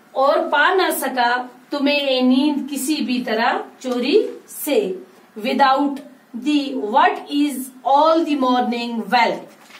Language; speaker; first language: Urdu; non-native, local second language; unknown